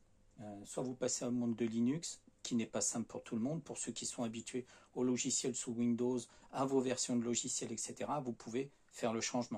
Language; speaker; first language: French; native; French